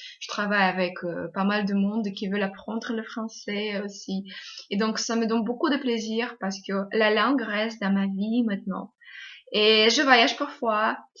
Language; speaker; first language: French; non-native, fluent; Russian